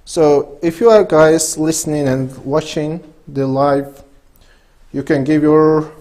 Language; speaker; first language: English; non-native, fluent; Kazakh